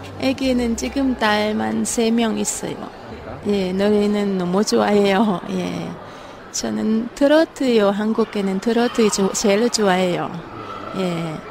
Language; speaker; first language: Korean; non-native, learner; Thai